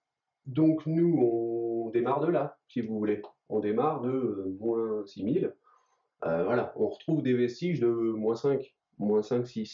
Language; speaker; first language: French; native; French